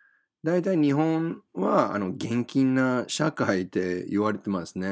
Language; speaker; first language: Japanese; non-native, fluent; English